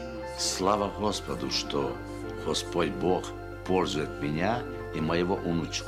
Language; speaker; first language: Russian; non-native, local second language; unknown